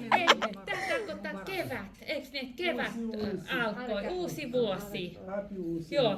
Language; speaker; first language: Finnish; non-native, learner; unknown